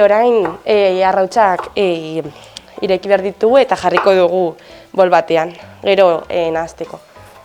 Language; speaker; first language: Basque; non-native, local second language; Spanish